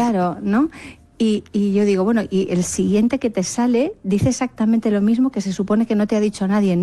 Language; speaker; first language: Spanish; native; Spanish